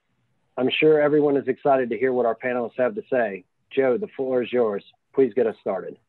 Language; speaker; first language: English; native; English